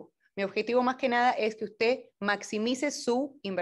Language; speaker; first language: Spanish; native; Spanish